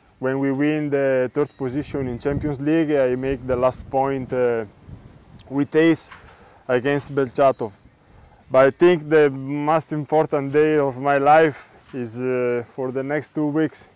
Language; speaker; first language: English; non-native, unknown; Italian